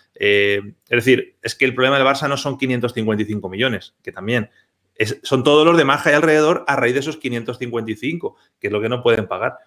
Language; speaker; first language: Spanish; native; Spanish